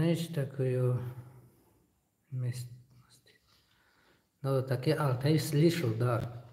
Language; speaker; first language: Russian; non-native, learner; Tajik